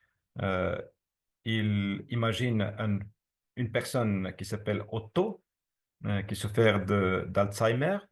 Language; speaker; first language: French; non-native, fluent; Estonian